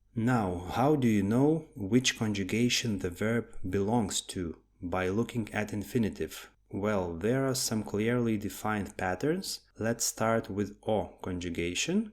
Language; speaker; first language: English; non-native, fluent; Lithuanian